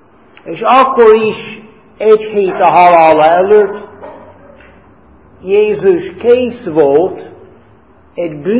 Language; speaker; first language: Hungarian; non-native, fluent; English